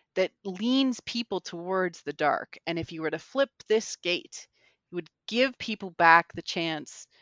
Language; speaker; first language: English; native; English